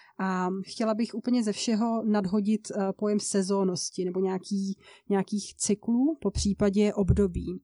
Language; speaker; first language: Czech; native; Czech